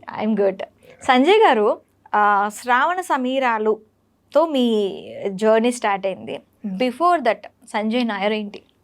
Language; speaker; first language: Telugu; native; Telugu